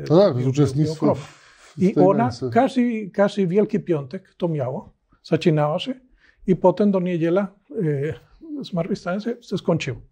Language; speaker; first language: Polish; non-native, learner; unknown